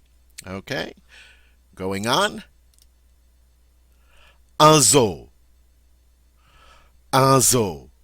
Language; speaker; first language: French; non-native, fluent; English